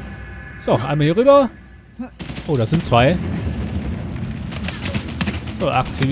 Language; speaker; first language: German; native; German